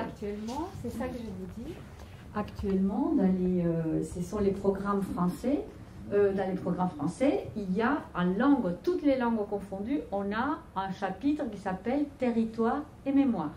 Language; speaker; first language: French; non-native, fluent; Spanish